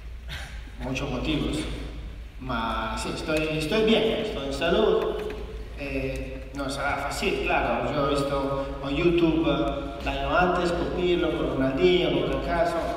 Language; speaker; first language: Spanish; non-native, learner; Italian